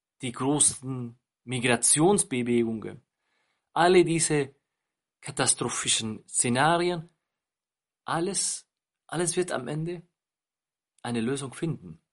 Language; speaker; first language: German; non-native, fluent; Spanish